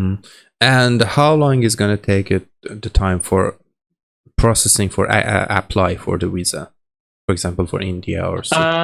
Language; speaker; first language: English; non-native, learner; Persian